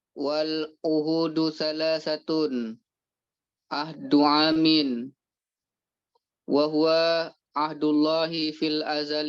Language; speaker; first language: Arabic; non-native, fluent; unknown